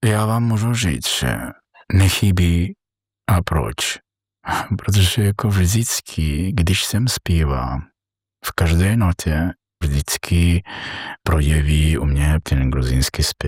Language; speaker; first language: Czech; non-native, fluent; Georgian